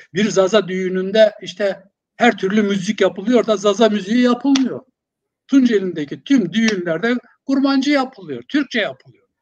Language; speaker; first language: Turkish; non-native, local second language; Zaza